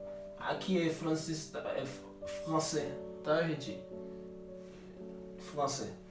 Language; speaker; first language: Portuguese; non-native, fluent; Haitian Creole